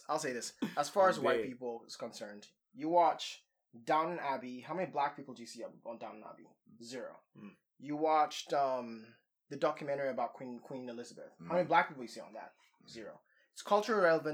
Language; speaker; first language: English; non-native, local second language; Yoruba